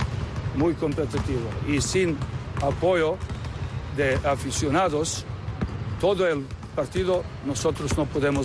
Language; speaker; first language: Spanish; non-native, learner; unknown